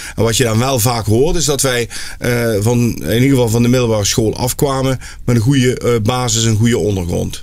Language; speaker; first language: Dutch; native; Dutch